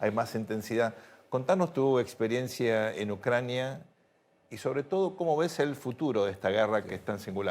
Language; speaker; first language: Spanish; native; Spanish